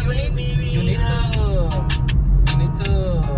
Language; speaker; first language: English; non-native, learner; Portuguese